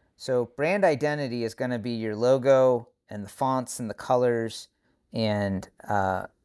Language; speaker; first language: English; native; English